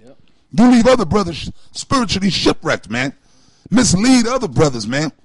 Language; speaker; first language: English; native; English